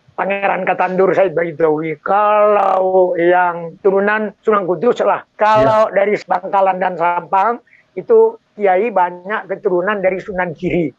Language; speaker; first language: Indonesian; non-native, local second language; Madurese